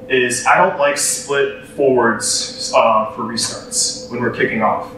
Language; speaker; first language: English; native; English